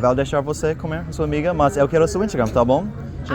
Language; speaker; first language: Portuguese; non-native, learner; English